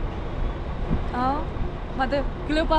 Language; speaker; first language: Spanish; non-native, fluent; Arabic